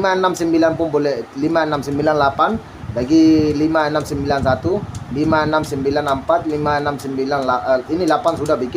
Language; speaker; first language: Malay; non-native, learner; Bangla